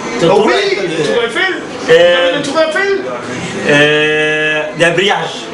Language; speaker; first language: French; non-native, learner; Turkish